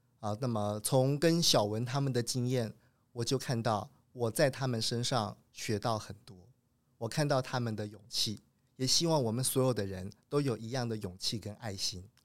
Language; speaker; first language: Chinese; native; Chinese